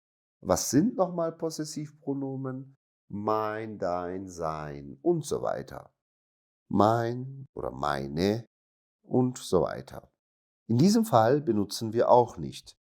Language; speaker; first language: German; non-native, fluent; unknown